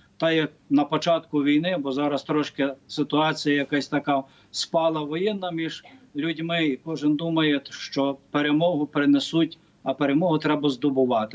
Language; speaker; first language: Ukrainian; native; Ukrainian